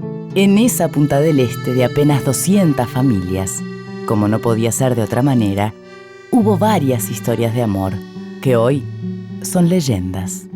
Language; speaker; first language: Spanish; native; Spanish